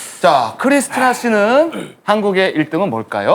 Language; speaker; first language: Korean; native; Korean